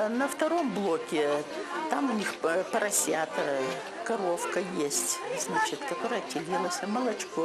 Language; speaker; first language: Russian; native; Russian